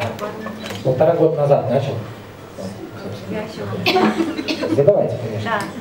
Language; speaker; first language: Russian; native; Russian